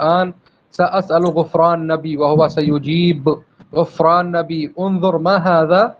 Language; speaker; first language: Arabic; non-native, fluent; Urdu